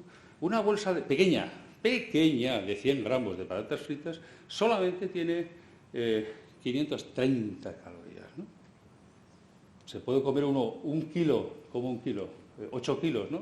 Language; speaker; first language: Spanish; native; Spanish